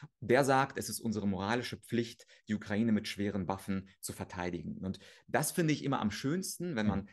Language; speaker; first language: German; early bilingual, other home language; Russian